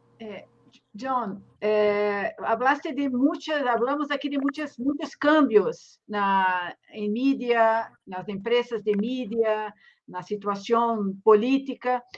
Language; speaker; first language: Spanish; non-native, learner; Portuguese